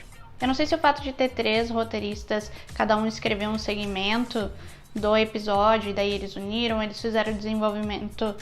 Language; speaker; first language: Portuguese; native; Portuguese